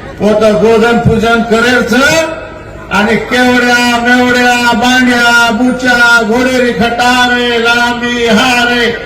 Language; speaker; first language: Marathi; non-native, local second language; Lambadi